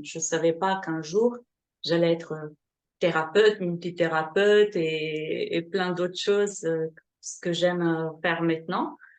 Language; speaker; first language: French; non-native, fluent; Slovenian